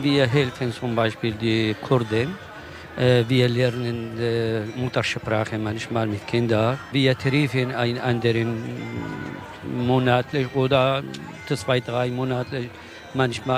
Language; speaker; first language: German; non-native, learner; Kurdish